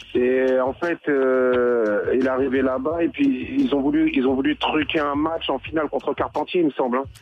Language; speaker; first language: French; native; French